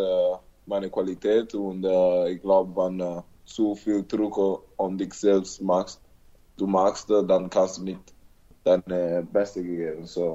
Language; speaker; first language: German; non-native, learner; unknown